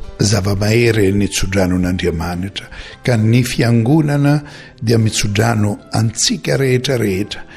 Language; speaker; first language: Malagasy; non-native, fluent; Maltese